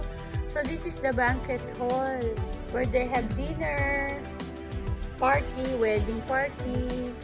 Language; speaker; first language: English; non-native, learner; Japanese